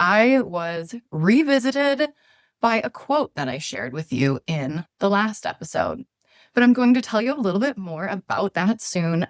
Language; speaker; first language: English; native; English